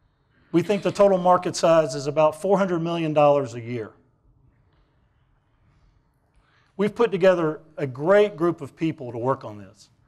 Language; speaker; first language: English; native; English